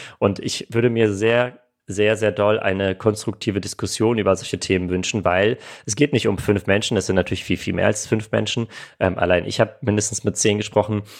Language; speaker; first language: German; early bilingual, other home language; Armenian